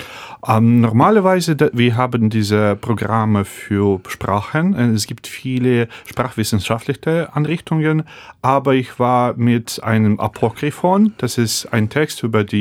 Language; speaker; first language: German; non-native, fluent; Russian